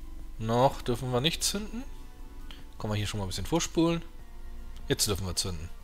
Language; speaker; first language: German; native; German